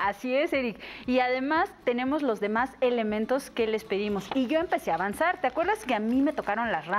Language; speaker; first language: Spanish; native; Spanish